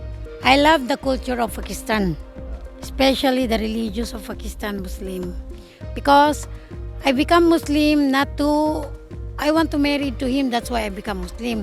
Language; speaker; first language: English; non-native, learner; Japanese